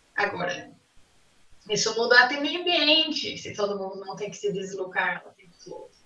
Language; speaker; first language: Portuguese; non-native, fluent; English